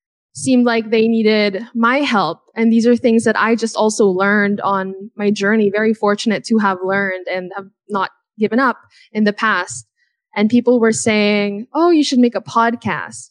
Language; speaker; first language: English; native; English